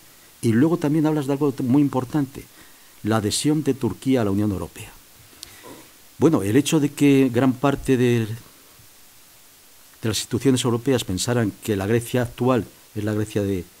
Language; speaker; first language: Spanish; native; Spanish